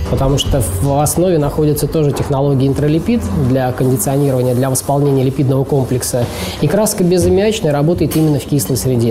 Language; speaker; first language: Russian; native; Russian